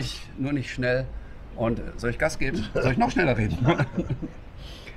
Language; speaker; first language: German; native; German